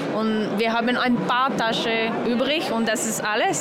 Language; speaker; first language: German; non-native, learner; English